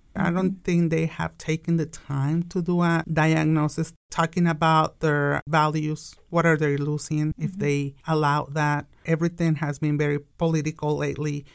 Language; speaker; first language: English; non-native, fluent; Spanish